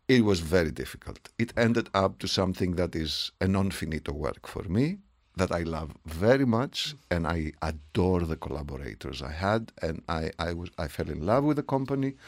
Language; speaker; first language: English; non-native, fluent; Greek